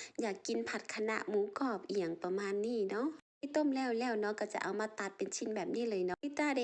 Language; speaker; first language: Thai; non-native, local second language; Lao